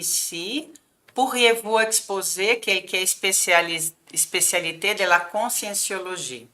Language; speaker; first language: French; non-native, fluent; Portuguese